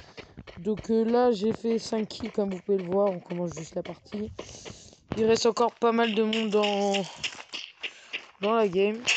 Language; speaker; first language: French; native; French